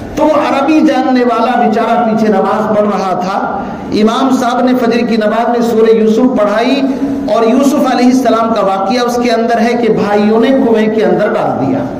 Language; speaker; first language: Urdu; native; Urdu